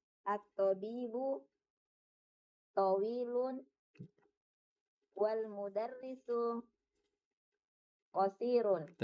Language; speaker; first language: Arabic; non-native, learner; Indonesian